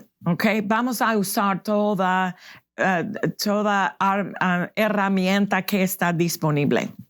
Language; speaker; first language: Spanish; non-native, fluent; English